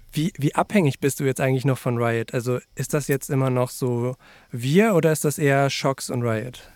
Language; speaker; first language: German; native; German